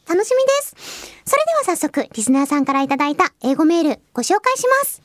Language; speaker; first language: Japanese; native; Japanese